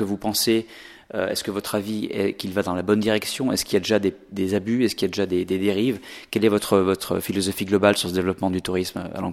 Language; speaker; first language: French; native; French